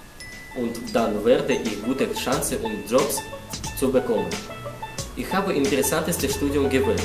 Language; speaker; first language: German; non-native, learner; Russian